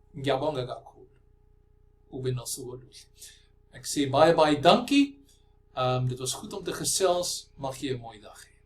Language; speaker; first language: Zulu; non-native, local second language; Afrikaans